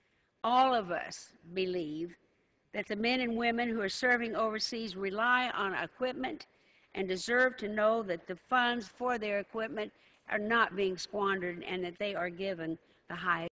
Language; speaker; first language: English; native; English